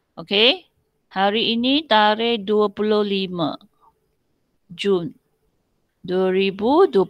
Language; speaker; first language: Malay; non-native, local second language; Chinese